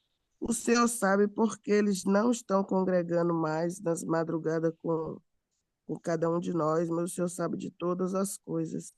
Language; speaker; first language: Portuguese; native; Portuguese